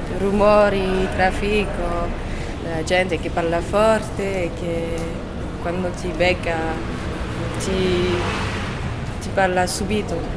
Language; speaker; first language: Italian; non-native, fluent; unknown